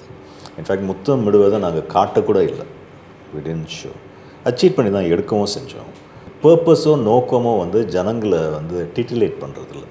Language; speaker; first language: Tamil; native; Tamil